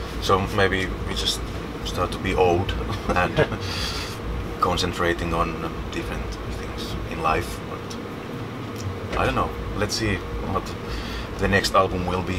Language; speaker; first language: English; non-native, fluent; Finnish